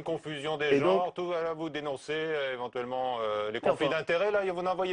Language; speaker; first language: French; native; French